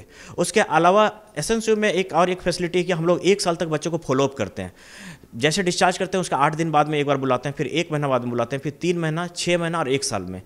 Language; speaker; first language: Hindi; native; Hindi